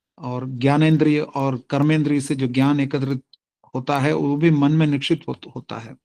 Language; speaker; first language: Hindi; non-native, local second language; Tamil